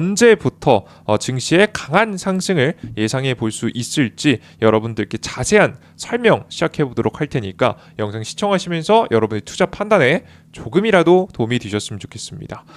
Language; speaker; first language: Korean; native; Korean